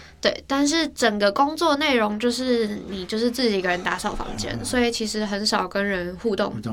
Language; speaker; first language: Chinese; native; Chinese